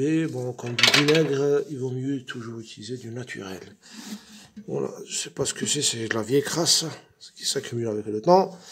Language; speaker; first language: French; non-native, local second language; Arabic